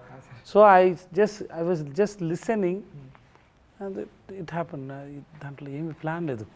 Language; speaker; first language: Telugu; non-native, learner; Tamil